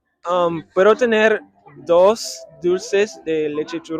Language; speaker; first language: Spanish; non-native, learner; English